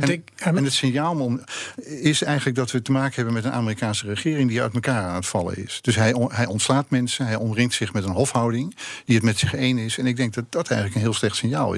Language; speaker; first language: Dutch; native; Dutch